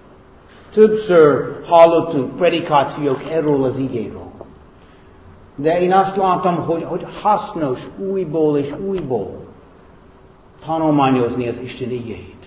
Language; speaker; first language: Hungarian; non-native, fluent; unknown